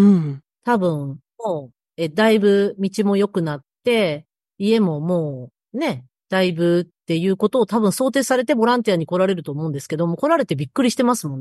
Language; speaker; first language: Japanese; native; Japanese